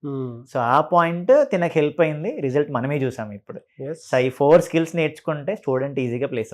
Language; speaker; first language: Telugu; native; Telugu